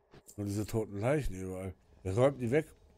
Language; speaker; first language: German; native; German